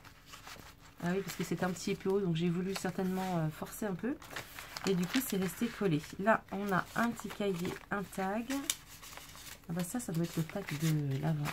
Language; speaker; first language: French; native; French